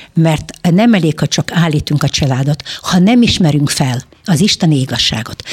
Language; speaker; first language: Hungarian; non-native, fluent; Russian